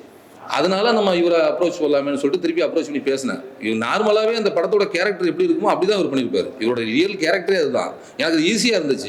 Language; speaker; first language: Tamil; native; Tamil